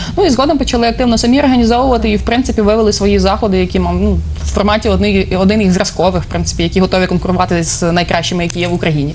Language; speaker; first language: Ukrainian; native; Ukrainian